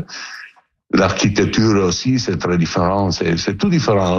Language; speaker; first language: French; non-native, learner; Italian